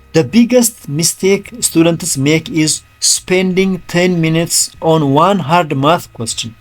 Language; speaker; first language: English; non-native, local second language; Amharic